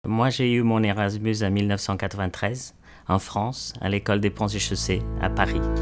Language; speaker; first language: French; non-native, fluent; Portuguese